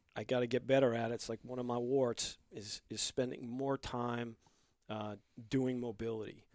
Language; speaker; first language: English; native; English